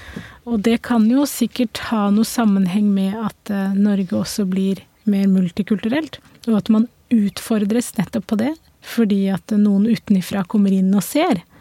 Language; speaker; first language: Norwegian; native; Norwegian